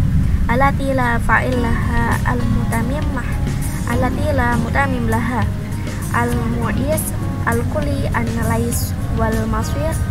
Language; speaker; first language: Arabic; non-native, learner; Indonesian